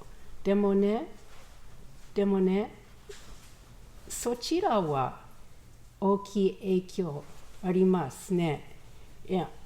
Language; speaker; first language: Japanese; non-native, learner; English